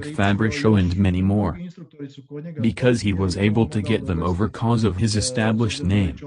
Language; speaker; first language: English; non-native, fluent; Croatian